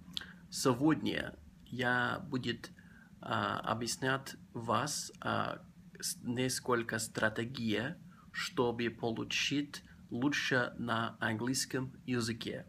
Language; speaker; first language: Russian; non-native, learner; English